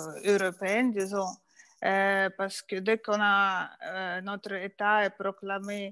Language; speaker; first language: French; non-native, fluent; Ukrainian